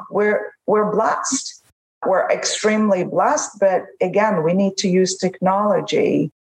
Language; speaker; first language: English; non-native, fluent; Arabic